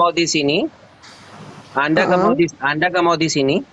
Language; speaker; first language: Indonesian; non-native, learner; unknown